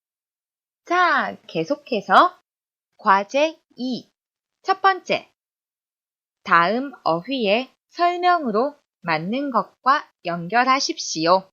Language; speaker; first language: Korean; native; Korean